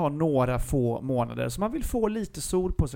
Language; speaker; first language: Swedish; native; Swedish